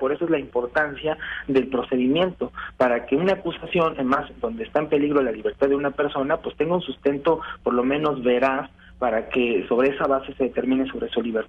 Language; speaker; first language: Spanish; native; Spanish